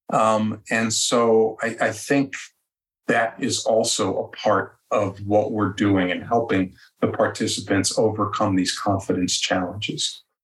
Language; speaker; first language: English; native; English